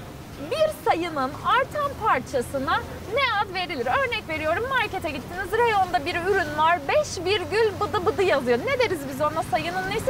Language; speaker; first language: Turkish; native; Turkish